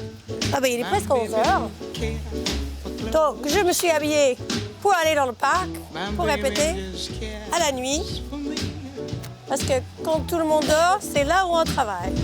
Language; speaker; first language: French; non-native, fluent; English